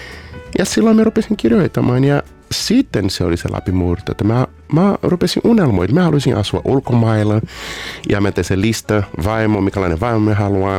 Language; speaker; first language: Finnish; non-native, fluent; Portuguese